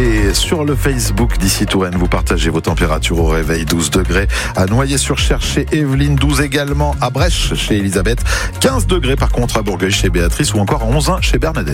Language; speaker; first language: French; native; French